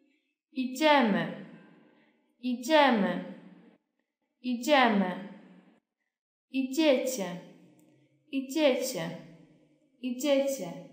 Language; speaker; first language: Chinese; non-native, fluent; Polish